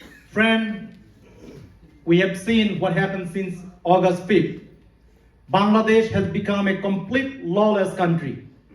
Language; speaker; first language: English; non-native, local second language; Bangla